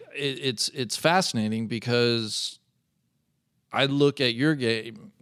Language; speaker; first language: English; native; English